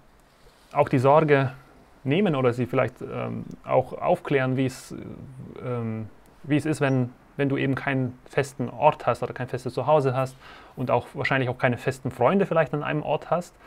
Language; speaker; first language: German; native; German